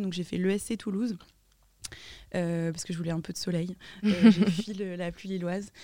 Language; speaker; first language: French; native; French